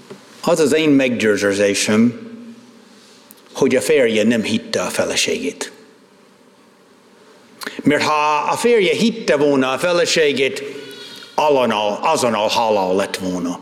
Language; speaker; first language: Hungarian; non-native, fluent; English